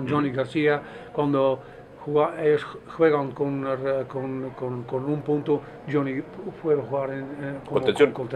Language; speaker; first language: Spanish; non-native, fluent; Dutch